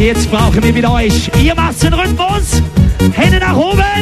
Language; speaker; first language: German; native; German